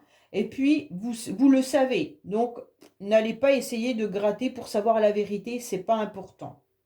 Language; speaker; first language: French; native; French